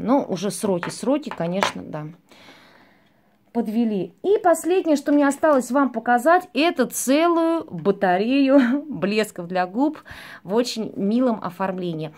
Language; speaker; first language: Russian; native; Russian